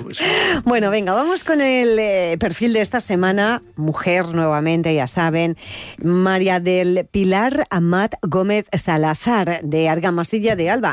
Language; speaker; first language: Spanish; native; Spanish